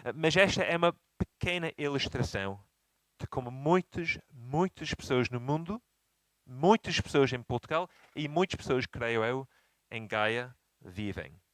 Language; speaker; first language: Portuguese; non-native, fluent; English